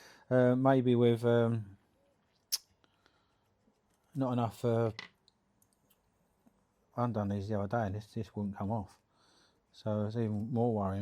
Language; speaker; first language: English; native; English